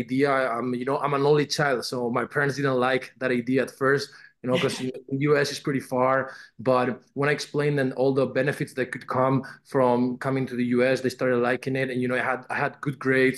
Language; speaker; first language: English; non-native, fluent; Spanish